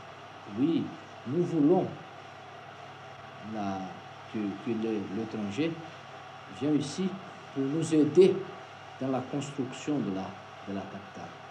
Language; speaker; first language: French; non-native, fluent; Portuguese